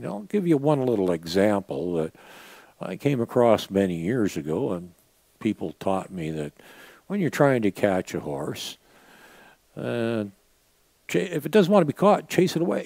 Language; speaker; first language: English; native; English